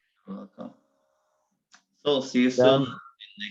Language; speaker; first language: English; non-native, learner; Turkish